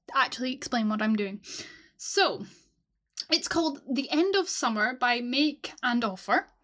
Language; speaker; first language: English; native; English